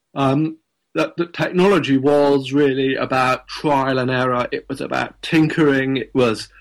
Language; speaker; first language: English; native; English